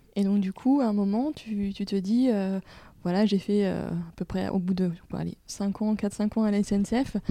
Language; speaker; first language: French; native; French